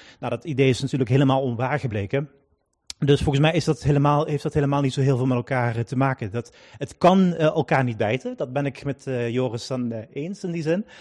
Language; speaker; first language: Dutch; native; Dutch